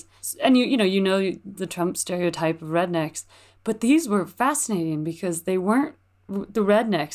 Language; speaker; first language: English; native; English